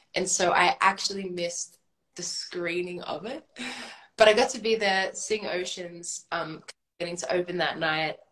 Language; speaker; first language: English; native; English